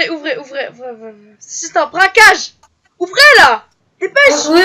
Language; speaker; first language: French; native; French